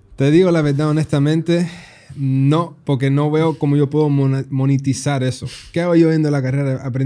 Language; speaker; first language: Spanish; early bilingual, heritage; Spanish